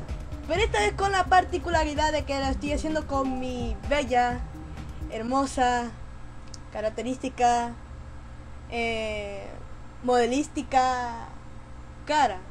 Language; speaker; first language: Spanish; native; Spanish